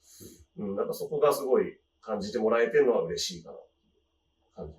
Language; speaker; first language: Japanese; native; Japanese